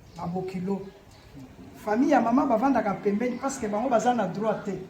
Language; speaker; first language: Lingala; non-native, local second language; Luba-Lulua